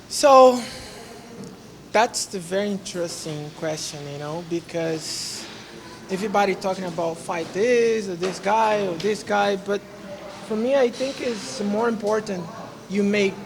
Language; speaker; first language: English; non-native, learner; Portuguese